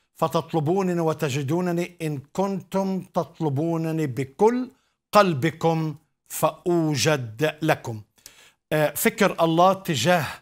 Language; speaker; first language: Arabic; native; Arabic